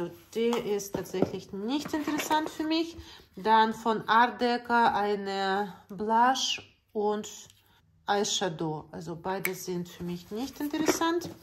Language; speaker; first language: German; non-native, learner; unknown